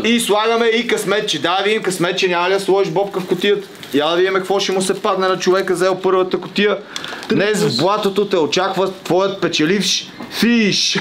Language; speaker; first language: Bulgarian; native; Bulgarian